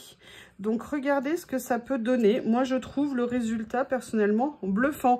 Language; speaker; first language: French; native; French